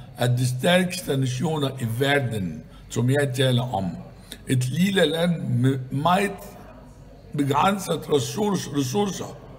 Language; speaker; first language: Danish; non-native, fluent; Arabic